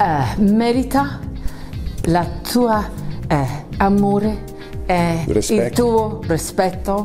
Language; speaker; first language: Italian; non-native, learner; English